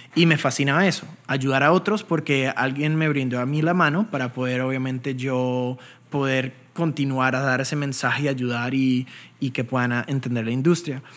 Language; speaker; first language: Spanish; early bilingual, heritage; Spanish